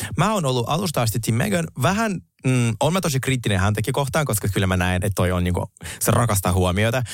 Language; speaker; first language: Finnish; early bilingual, other home language; Russian